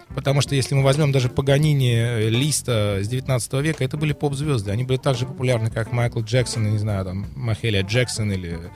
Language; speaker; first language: Russian; native; Russian